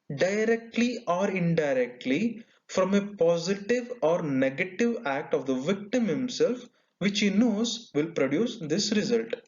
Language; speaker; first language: English; non-native, local second language; Kannada